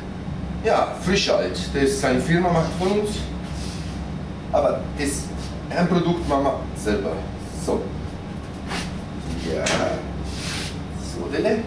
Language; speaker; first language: German; non-native, fluent; Italian